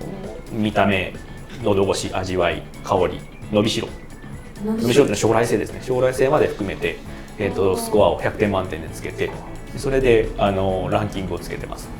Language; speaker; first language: Japanese; native; Japanese